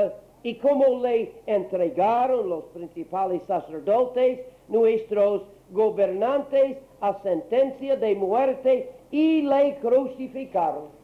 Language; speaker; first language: Spanish; non-native, learner; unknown